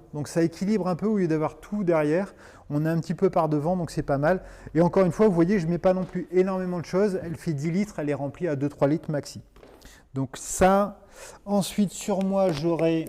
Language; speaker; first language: French; native; French